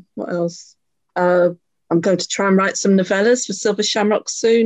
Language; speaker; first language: English; native; English